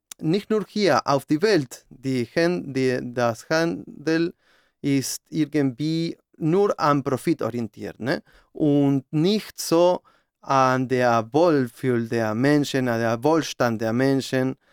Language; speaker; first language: German; non-native, fluent; Spanish